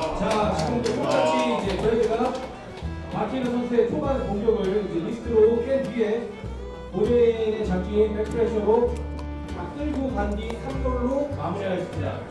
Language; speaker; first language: Korean; native; Korean